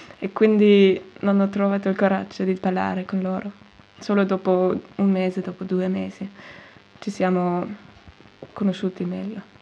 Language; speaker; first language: Italian; non-native, fluent; German